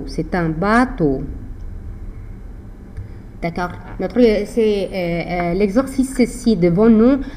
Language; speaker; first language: French; non-native, fluent; Arabic